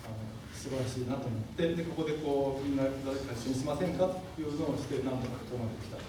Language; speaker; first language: Japanese; native; Japanese